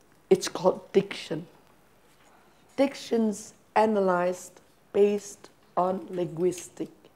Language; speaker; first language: English; non-native, fluent; Indonesian